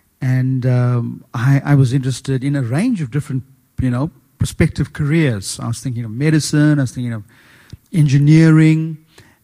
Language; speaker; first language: English; native; English